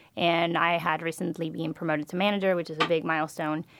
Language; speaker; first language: English; non-native, fluent; Spanish